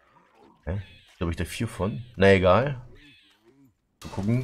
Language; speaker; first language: German; native; German